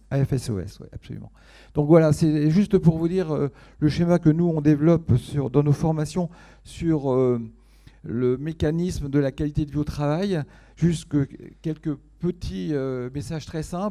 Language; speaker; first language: French; native; French